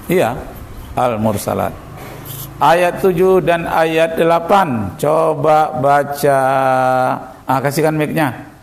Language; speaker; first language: Indonesian; native; Indonesian